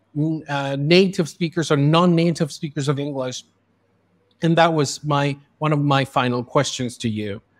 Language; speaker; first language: English; early bilingual, other home language; Spanish